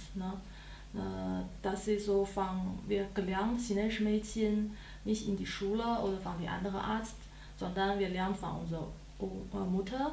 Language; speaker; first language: German; non-native, learner; Chinese